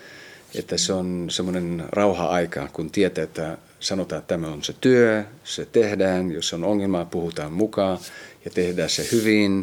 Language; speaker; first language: Finnish; early bilingual, heritage; Finnish